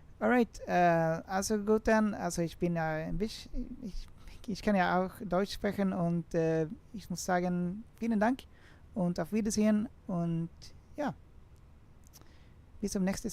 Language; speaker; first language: German; non-native, learner; Swedish